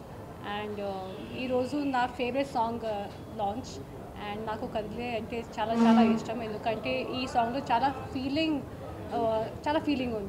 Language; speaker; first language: Telugu; non-native, learner; Hindi